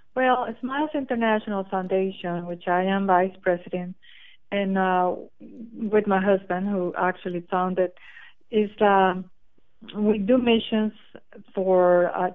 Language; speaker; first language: English; non-native, fluent; Spanish